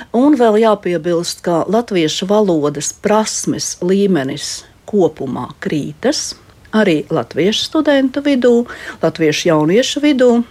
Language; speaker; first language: Latvian; native; Latvian